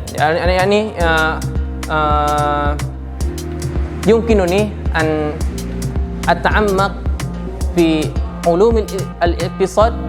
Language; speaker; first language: Arabic; non-native, fluent; Indonesian